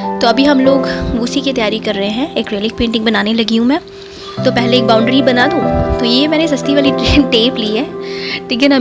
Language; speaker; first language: Hindi; non-native, local second language; Dogri